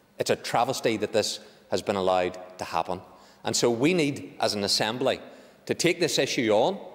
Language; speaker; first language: English; native; English